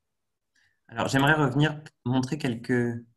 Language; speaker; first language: French; native; French